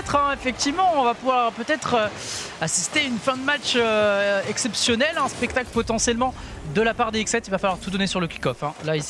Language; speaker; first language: French; native; French